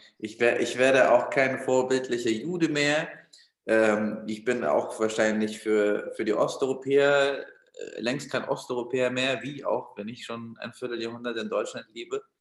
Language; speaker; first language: German; early bilingual, other home language; Russian